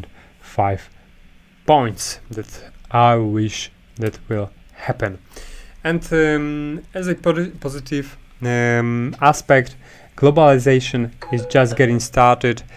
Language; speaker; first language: English; non-native, fluent; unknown